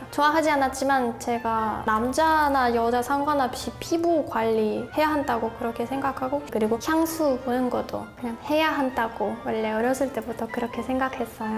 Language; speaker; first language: Korean; non-native, fluent; Russian